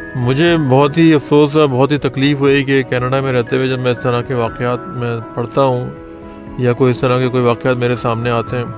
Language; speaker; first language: Urdu; native; Urdu